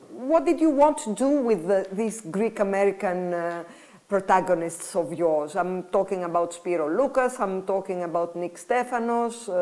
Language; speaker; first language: English; non-native, fluent; Greek